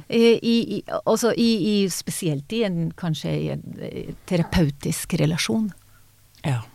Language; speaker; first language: Norwegian; non-native, fluent; Hebrew